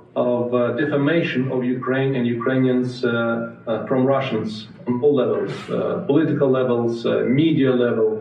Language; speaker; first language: English; non-native, fluent; Ukrainian